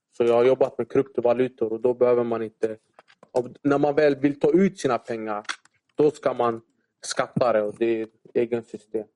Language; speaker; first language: Swedish; early bilingual, other home language; Arabic